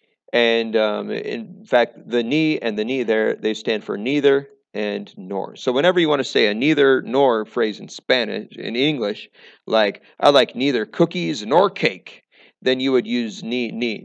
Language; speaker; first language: English; native; English